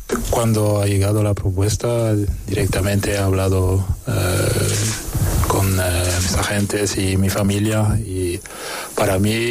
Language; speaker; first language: Spanish; non-native, fluent; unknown